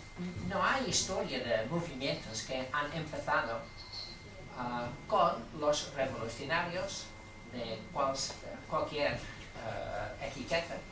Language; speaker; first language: Spanish; non-native, fluent; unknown